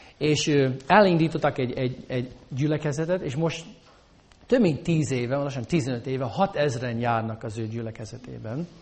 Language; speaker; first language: Hungarian; non-native, fluent; English